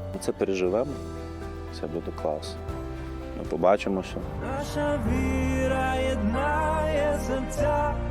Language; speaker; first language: Ukrainian; early bilingual, heritage; Arabic